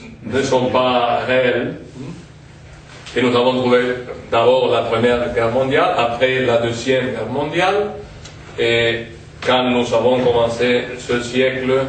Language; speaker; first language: French; non-native, fluent; Spanish